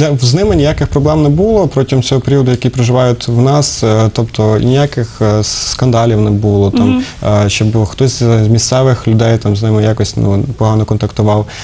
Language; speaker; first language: Ukrainian; native; Ukrainian